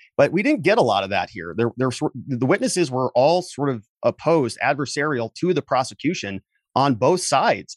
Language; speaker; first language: English; native; English